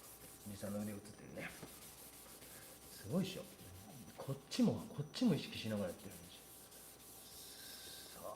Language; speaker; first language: Japanese; native; Japanese